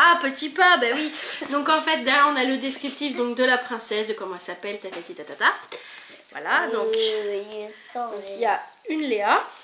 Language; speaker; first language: French; native; French